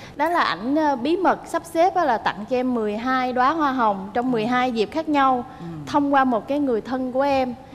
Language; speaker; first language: Vietnamese; native; Vietnamese